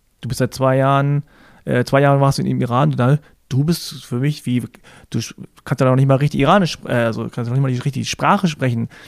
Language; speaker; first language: German; native; German